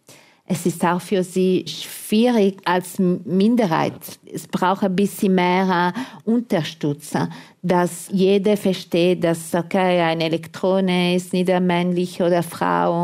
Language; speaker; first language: German; non-native, fluent; Italian